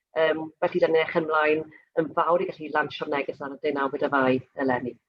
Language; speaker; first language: Welsh; native; Welsh